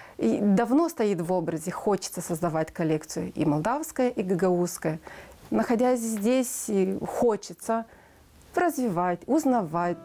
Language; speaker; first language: Russian; non-native, local second language; Romanian